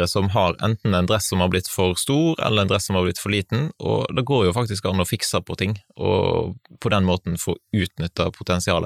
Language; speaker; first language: Norwegian; native; Norwegian